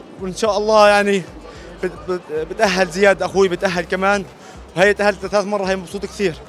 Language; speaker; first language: Arabic; native; Arabic